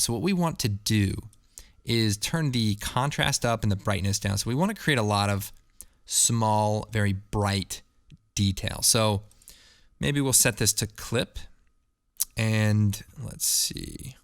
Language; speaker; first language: English; native; English